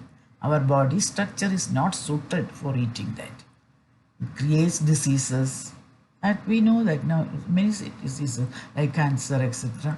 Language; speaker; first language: English; non-native, fluent; Malayalam